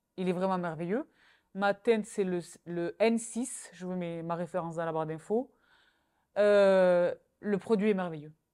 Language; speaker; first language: French; native; French